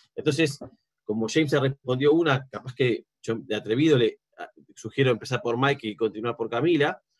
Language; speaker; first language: Spanish; native; Spanish